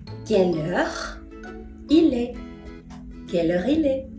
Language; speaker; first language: French; non-native, fluent; Spanish